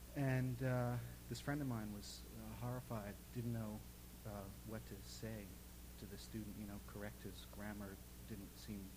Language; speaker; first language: English; native; English